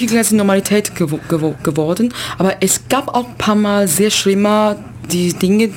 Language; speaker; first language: German; non-native, learner; Chinese